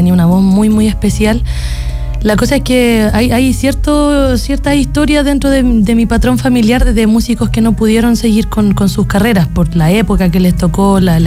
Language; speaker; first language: Spanish; native; Spanish